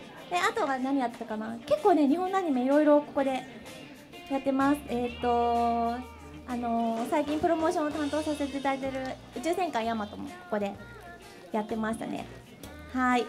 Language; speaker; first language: Japanese; early bilingual, heritage; Japanese